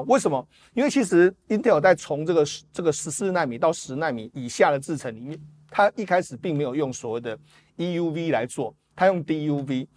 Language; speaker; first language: Chinese; native; Chinese